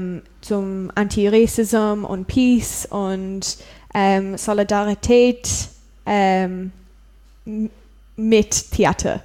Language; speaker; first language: German; non-native, learner; English